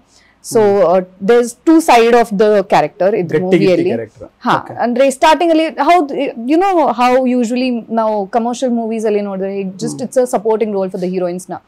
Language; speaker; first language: Kannada; early bilingual, other home language; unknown